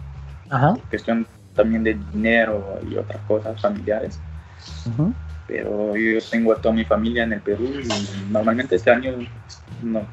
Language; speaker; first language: Spanish; early bilingual, other home language; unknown